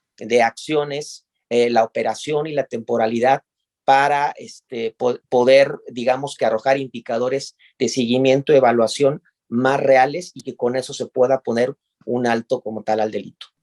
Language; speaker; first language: Spanish; native; Spanish